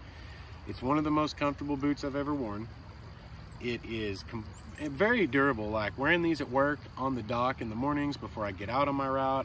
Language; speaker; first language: English; native; English